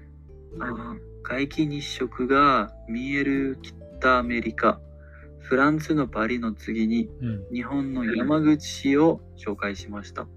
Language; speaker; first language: Japanese; non-native, learner; Ukrainian